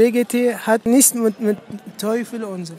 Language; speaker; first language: German; non-native, learner; Arabic